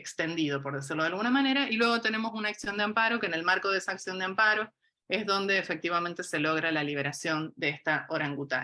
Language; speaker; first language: Spanish; native; Spanish